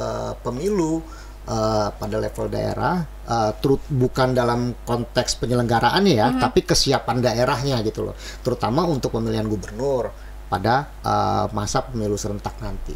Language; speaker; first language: Indonesian; native; Indonesian